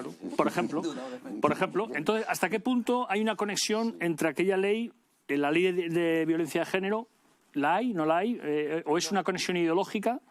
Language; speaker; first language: Spanish; native; Spanish